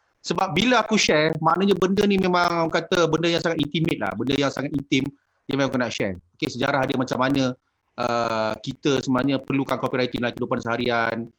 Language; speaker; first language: Malay; native; Malay